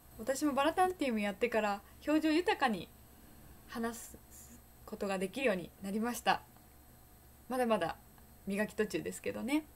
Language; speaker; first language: Japanese; native; Japanese